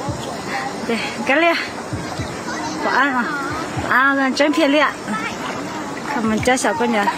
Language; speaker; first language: Chinese; non-native, fluent; Hmong